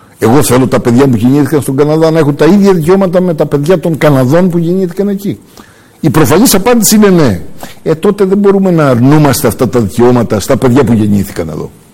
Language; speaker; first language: Greek; early bilingual, heritage; Greek